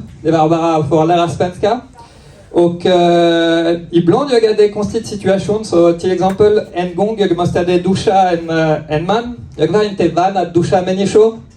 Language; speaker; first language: Swedish; non-native, learner; French